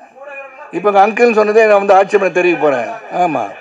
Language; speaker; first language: Tamil; native; Tamil